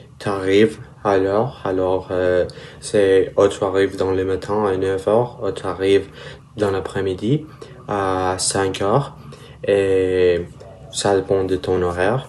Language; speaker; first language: French; non-native, learner; Spanish